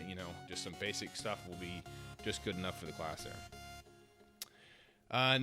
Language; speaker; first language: English; native; English